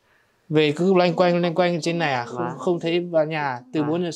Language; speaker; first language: Vietnamese; native; Vietnamese